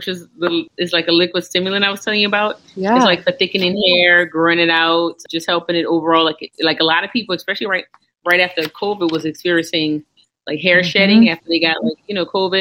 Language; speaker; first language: English; native; English